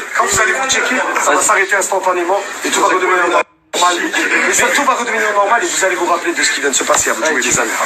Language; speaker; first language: French; native; French